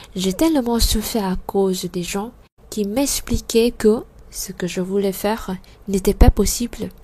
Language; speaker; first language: French; non-native, fluent; Vietnamese